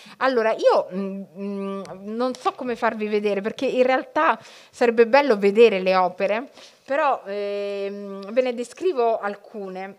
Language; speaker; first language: Italian; early bilingual, other home language; Somali